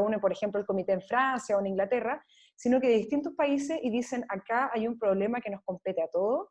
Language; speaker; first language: Spanish; native; Spanish